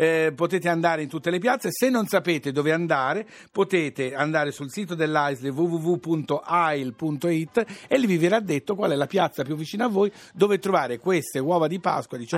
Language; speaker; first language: Italian; native; Italian